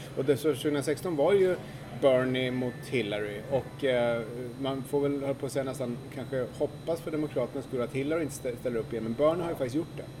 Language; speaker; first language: Swedish; native; Swedish